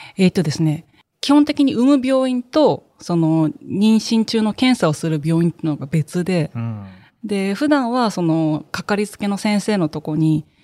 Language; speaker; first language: Japanese; native; Japanese